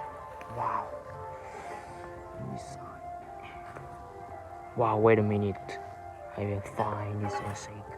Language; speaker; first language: English; non-native, learner; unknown